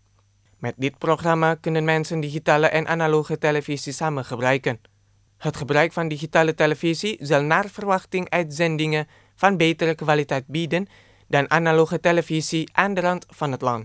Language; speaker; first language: Dutch; non-native, fluent; Indonesian